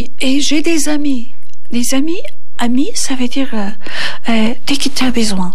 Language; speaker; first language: French; non-native, learner; Turkish